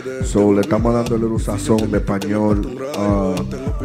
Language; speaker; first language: Spanish; early bilingual, heritage; Spanish